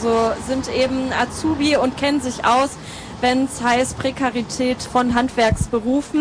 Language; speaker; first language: German; native; German